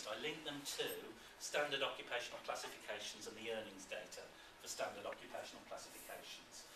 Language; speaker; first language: English; native; English